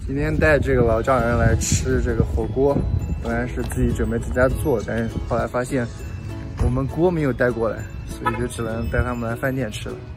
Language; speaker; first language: Chinese; native; Chinese